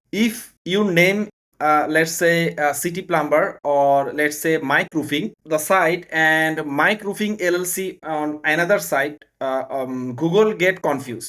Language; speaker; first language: English; non-native, learner; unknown